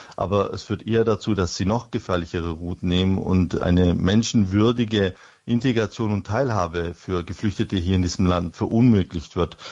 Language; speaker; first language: German; early bilingual, other home language; Italian